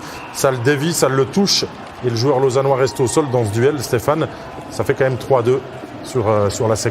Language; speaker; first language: French; native; French